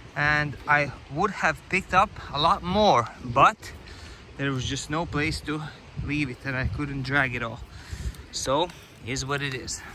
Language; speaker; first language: English; non-native, fluent; Latvian